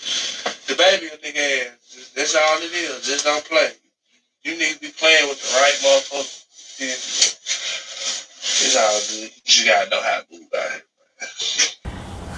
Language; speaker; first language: English; native; English